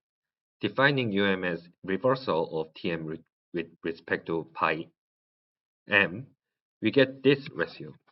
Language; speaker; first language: English; non-native, learner; Korean